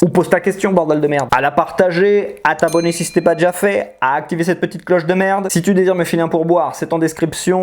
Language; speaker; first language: French; native; French